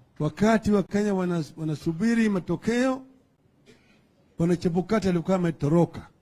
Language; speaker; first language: Swahili; non-native, local second language; Luo (Kenya and Tanzania)